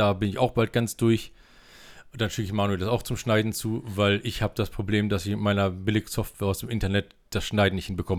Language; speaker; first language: German; native; German